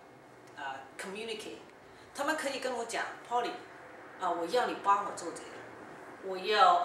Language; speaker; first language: Chinese; early bilingual, heritage; Cantonese